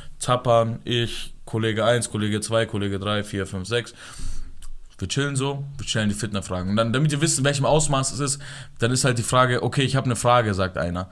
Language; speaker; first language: German; early bilingual, other home language; Persian